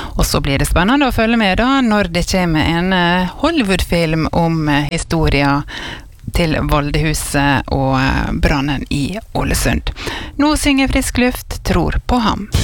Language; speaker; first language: Norwegian; native; Norwegian